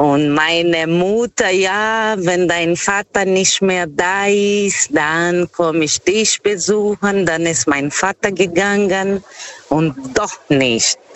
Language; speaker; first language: German; non-native, fluent; Portuguese